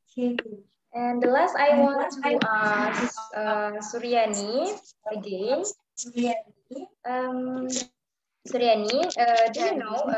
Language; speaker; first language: English; non-native, learner; Indonesian